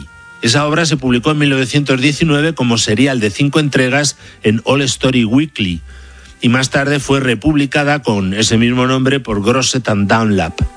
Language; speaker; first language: Spanish; native; Spanish